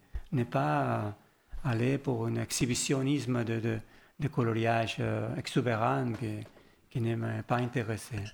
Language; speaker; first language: French; non-native, learner; Spanish